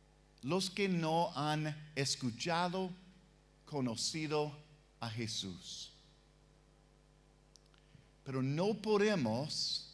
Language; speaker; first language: Spanish; non-native, fluent; English